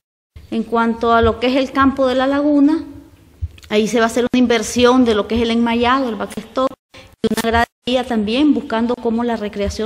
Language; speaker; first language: Spanish; native; Spanish